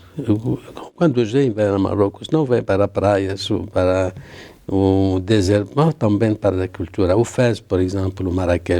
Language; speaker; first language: Portuguese; non-native, learner; Arabic